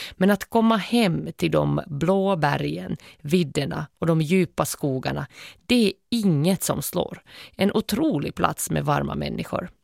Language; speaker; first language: Swedish; native; Swedish